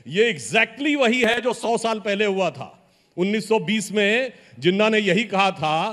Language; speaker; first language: Hindi; native; Hindi